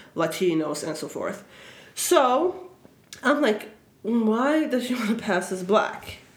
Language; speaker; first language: English; early bilingual, other home language; Swedish